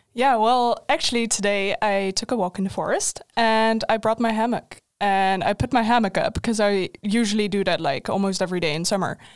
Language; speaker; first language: English; non-native, fluent; Dutch